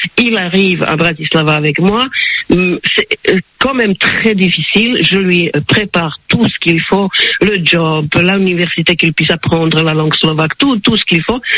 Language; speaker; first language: French; non-native, fluent; Slovak